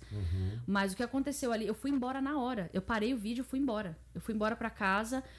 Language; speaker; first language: Portuguese; early bilingual, heritage; Portuguese